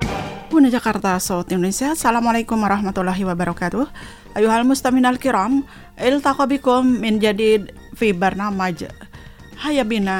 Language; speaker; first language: Arabic; non-native, fluent; Indonesian